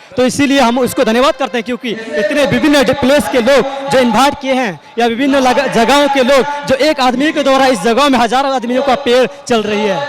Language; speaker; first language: Hindi; non-native, fluent; Santali